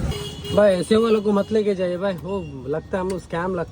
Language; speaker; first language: Hindi; non-native, local second language; Kannada